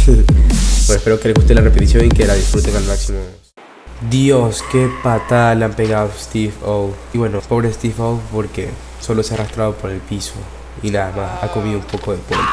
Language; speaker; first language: Spanish; native; Spanish